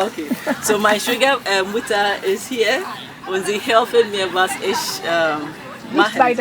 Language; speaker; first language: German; non-native, learner; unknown